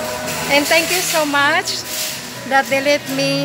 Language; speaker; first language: English; non-native, local second language; Filipino